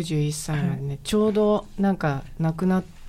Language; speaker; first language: Japanese; native; Japanese